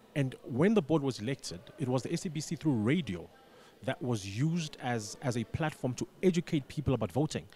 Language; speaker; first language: English; non-native, local second language; Xhosa